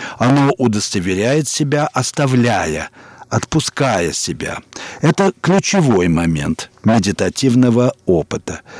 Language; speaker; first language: Russian; native; Russian